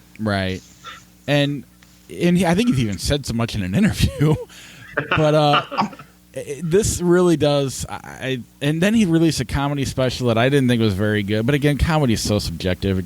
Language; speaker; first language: English; native; English